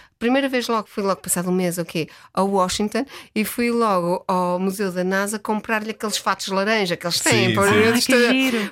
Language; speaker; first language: Portuguese; native; Portuguese